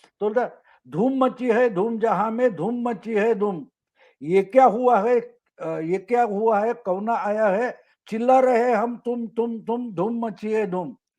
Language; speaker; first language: Hindi; non-native, local second language; Marathi